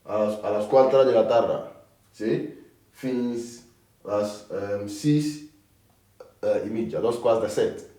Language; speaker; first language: Catalan; non-native, fluent; Akan